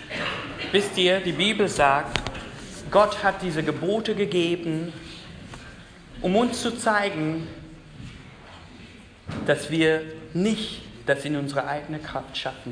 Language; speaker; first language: German; non-native, fluent; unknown